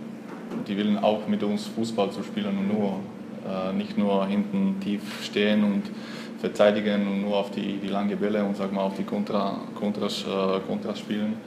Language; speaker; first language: German; non-native, fluent; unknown